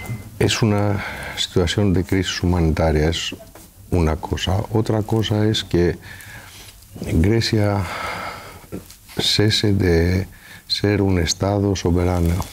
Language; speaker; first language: Spanish; non-native, fluent; Greek